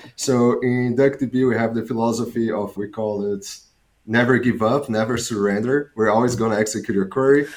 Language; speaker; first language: English; non-native, fluent; Portuguese